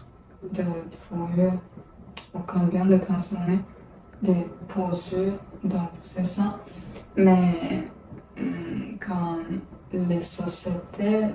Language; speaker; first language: French; non-native, learner; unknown